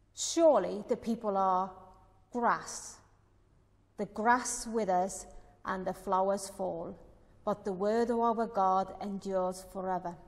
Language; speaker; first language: English; non-native, fluent; Estonian